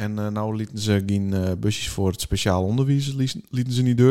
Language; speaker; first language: Dutch; native; Dutch